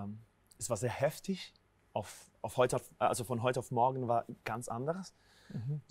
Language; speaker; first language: German; non-native, fluent; Spanish